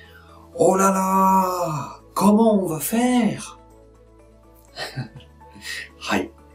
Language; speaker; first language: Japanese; non-native, fluent; French